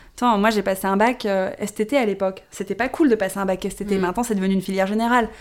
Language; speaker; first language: French; native; French